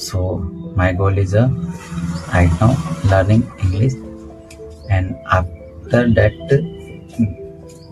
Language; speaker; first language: English; non-native, learner; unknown